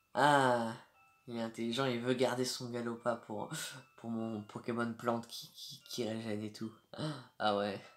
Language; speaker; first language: French; native; French